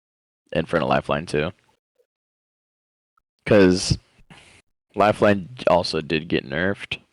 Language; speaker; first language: English; native; English